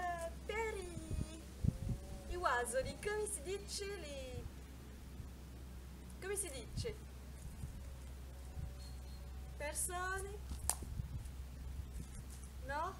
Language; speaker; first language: Italian; non-native, learner; French